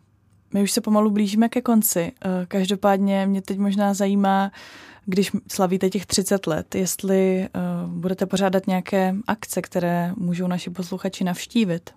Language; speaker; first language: Czech; native; Czech